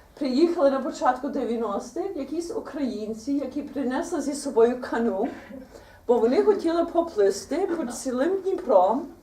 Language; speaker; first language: Ukrainian; early bilingual, heritage; Ukrainian